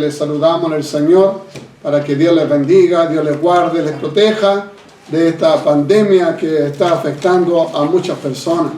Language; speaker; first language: Spanish; native; Spanish